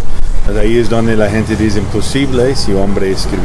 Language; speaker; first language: Spanish; early bilingual, heritage; English